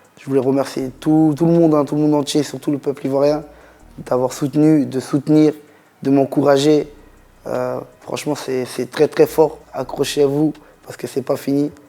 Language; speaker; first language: French; native; French